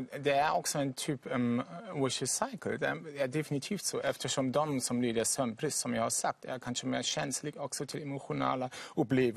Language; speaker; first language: Swedish; non-native, fluent; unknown